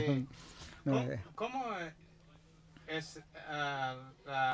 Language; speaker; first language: Spanish; non-native, learner; English